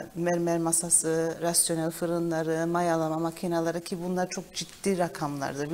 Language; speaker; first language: Turkish; early bilingual, heritage; Turkish